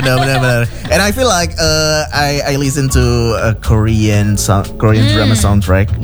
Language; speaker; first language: English; non-native, fluent; Indonesian